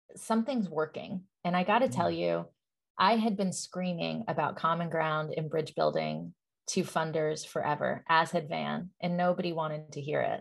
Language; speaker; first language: English; native; English